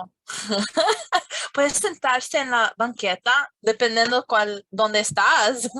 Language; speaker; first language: Spanish; non-native, fluent; English